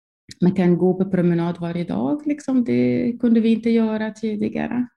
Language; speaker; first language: Swedish; non-native, fluent; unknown